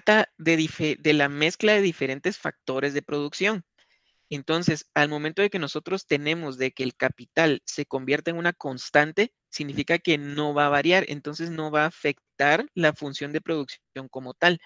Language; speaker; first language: Spanish; native; Spanish